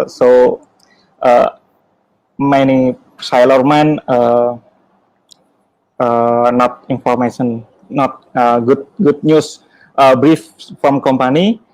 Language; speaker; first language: English; non-native, learner; Indonesian